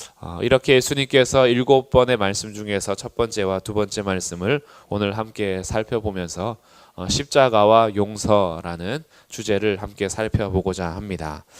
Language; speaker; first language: Korean; native; Korean